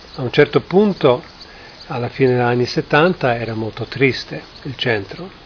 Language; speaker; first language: Italian; non-native, fluent; English